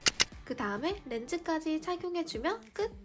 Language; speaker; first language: Korean; native; Korean